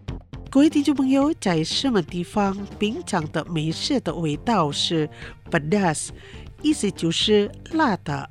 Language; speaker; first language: Chinese; non-native, fluent; Indonesian